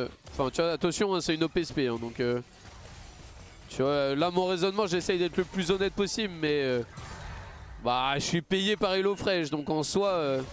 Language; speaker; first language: French; native; French